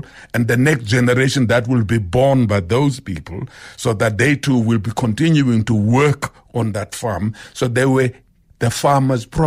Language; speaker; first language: English; non-native, local second language; Xhosa